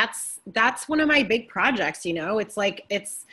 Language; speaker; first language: English; native; English